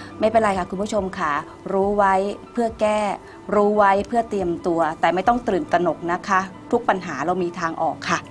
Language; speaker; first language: Thai; native; Thai